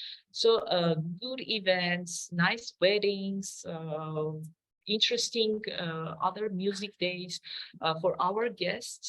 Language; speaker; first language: English; non-native, fluent; Armenian